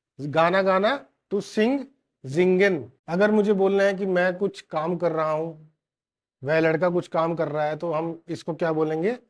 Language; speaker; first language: Hindi; native; Hindi